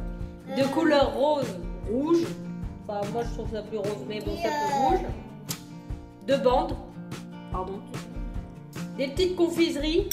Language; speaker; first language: French; native; French